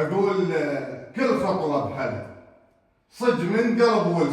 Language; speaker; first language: Arabic; native; Arabic